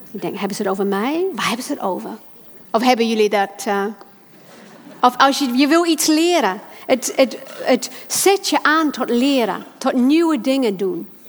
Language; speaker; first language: Dutch; non-native, fluent; English